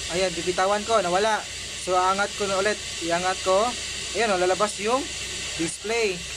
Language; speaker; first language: Filipino; non-native, local second language; Cebuano